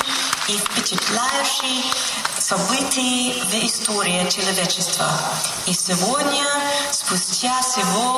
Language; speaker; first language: Russian; non-native, learner; English